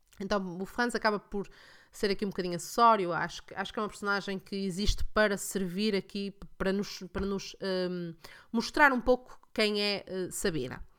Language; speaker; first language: Portuguese; native; Portuguese